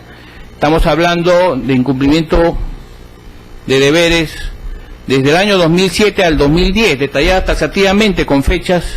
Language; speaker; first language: Spanish; native; Spanish